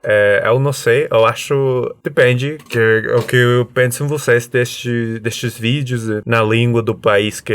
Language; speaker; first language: Portuguese; non-native, learner; Spanish